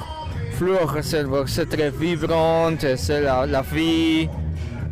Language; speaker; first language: French; non-native, learner; Spanish